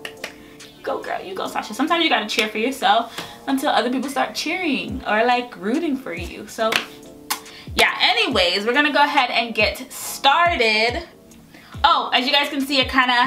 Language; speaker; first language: English; native; English